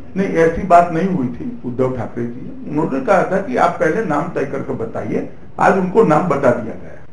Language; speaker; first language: Hindi; non-native, local second language; Gujarati